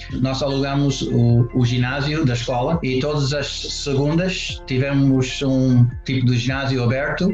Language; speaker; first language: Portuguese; non-native, fluent; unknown